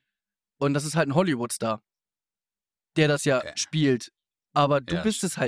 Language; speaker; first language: German; native; German